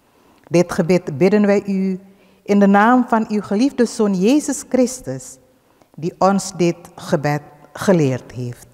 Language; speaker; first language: Dutch; early bilingual, other home language; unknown